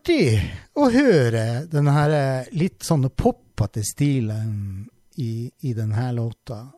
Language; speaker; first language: Norwegian; native; Norwegian